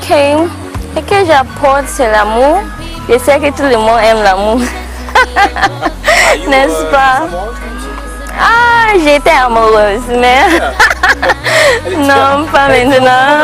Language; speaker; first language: French; non-native, local second language; English